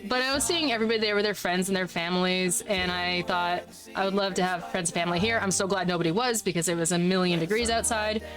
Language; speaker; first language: English; native; English